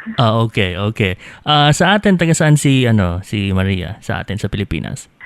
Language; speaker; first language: Filipino; native; Filipino